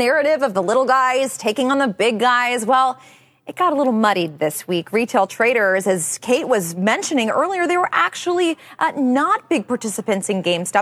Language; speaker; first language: English; native; English